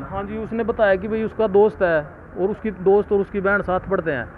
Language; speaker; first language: Hindi; native; Hindi